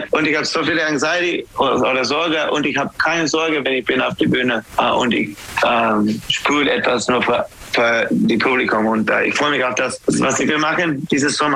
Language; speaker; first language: German; non-native, learner; English